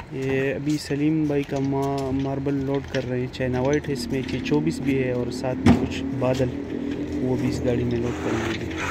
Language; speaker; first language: Urdu; non-native, local second language; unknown